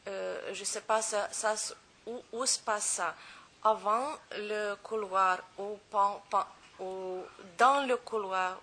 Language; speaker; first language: French; non-native, learner; Romanian